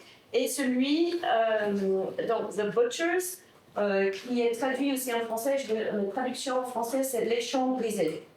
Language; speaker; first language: French; non-native, fluent; English